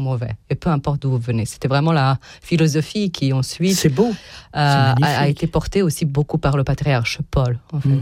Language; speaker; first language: French; non-native, fluent; Serbian